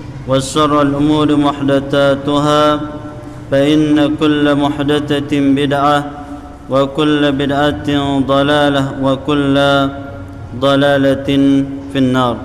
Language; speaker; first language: Arabic; non-native, fluent; Indonesian